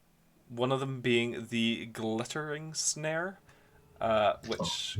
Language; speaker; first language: English; native; English